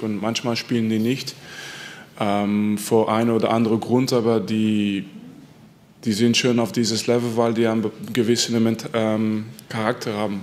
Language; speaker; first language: German; non-native, fluent; French